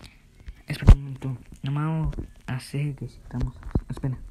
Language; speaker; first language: Spanish; early bilingual, heritage; Spanish